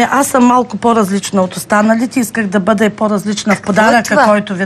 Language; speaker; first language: Bulgarian; native; Bulgarian